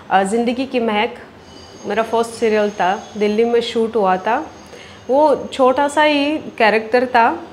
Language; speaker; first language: Hindi; non-native, fluent; Russian